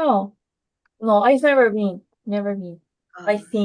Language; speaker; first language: English; non-native, fluent; Spanish